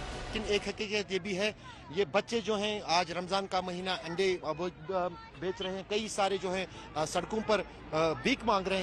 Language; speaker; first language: Hindi; native; Hindi